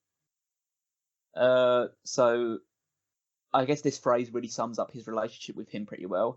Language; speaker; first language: English; native; English